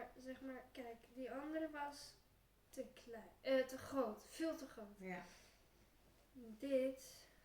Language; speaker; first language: Dutch; early bilingual, heritage; Turkish